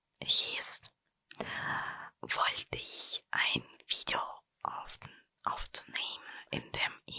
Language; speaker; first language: German; non-native, fluent; Russian